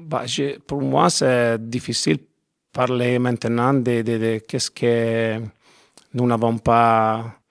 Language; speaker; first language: French; non-native, learner; Italian